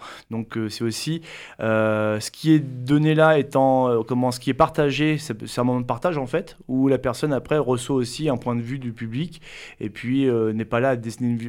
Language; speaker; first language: French; native; French